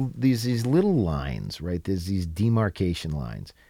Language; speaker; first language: English; native; English